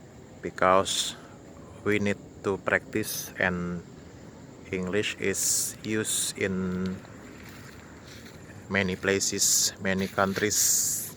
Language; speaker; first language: English; non-native, learner; Indonesian